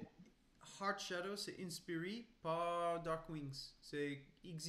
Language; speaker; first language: French; non-native, learner; English